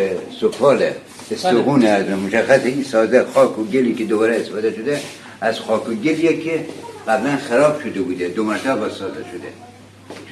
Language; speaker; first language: Persian; native; Persian